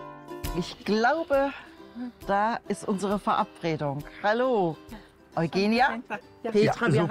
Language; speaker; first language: German; native; German